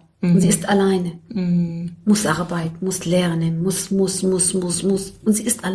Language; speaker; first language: German; non-native, learner; Arabic